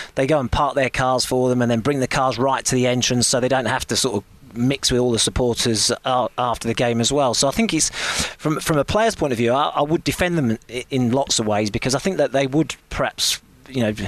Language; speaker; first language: English; native; English